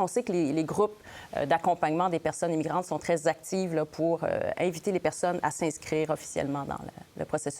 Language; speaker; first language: French; native; French